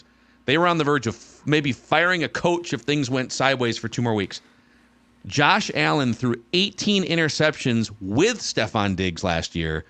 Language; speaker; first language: English; native; English